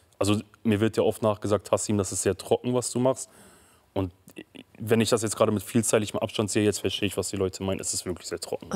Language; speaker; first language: German; early bilingual, other home language; Kurdish